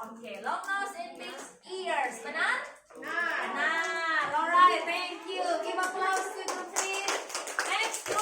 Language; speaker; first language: English; non-native, learner; Indonesian